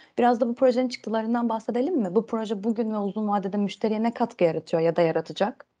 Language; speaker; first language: Turkish; native; Turkish